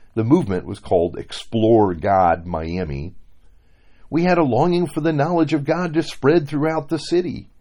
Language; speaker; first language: English; native; English